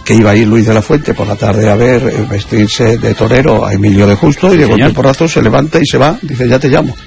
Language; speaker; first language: Spanish; native; Spanish